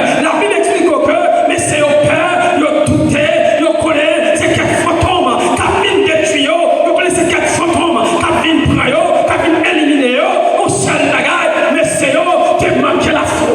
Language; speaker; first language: French; non-native, local second language; Haitian Creole